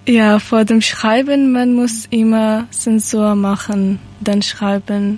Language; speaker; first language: German; non-native, learner; Persian